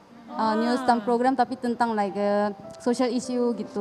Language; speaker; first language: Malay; non-native, learner; Korean